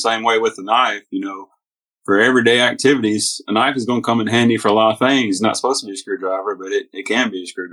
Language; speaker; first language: English; native; English